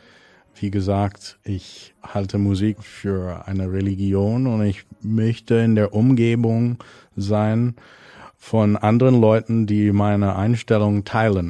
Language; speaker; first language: German; non-native, fluent; English